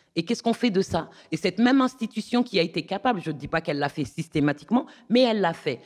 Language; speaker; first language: French; native; French